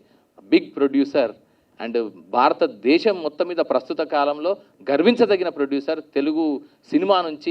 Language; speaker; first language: Telugu; native; Telugu